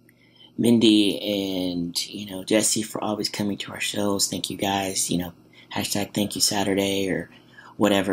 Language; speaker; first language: English; native; English